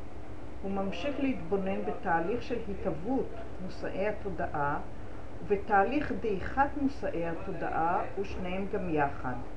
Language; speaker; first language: Hebrew; native; Hebrew